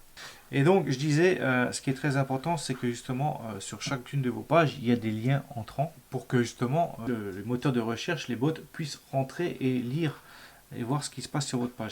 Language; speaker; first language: French; native; French